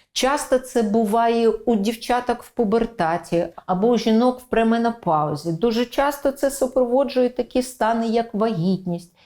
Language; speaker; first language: Ukrainian; native; Ukrainian